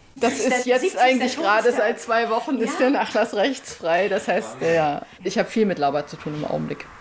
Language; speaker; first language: German; native; German